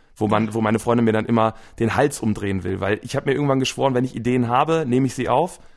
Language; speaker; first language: German; native; German